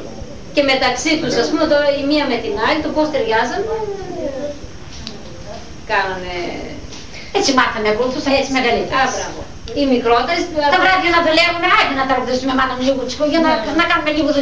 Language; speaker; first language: Greek; native; Greek